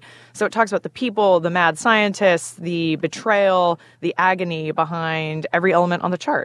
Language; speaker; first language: English; native; English